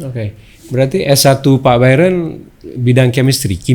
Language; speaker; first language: Indonesian; native; Indonesian